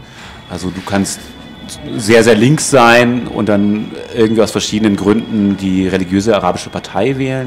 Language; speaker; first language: German; native; German